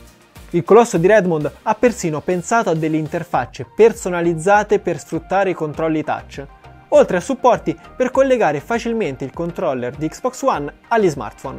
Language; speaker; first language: Italian; native; Italian